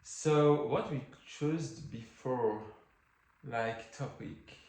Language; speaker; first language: English; non-native, learner; French